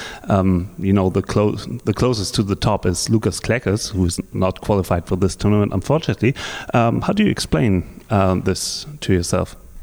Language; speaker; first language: English; non-native, fluent; German